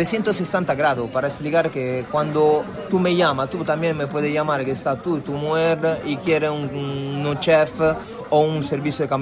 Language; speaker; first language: Spanish; non-native, fluent; Italian